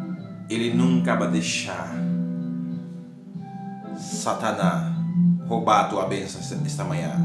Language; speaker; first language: Portuguese; non-native, learner; Haitian Creole